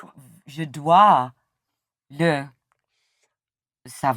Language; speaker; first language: French; non-native, learner; English